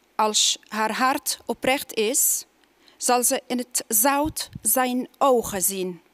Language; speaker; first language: Dutch; non-native, fluent; Arabic